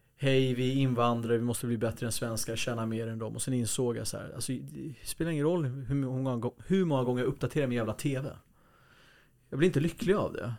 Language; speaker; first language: Swedish; early bilingual, other home language; Kurdish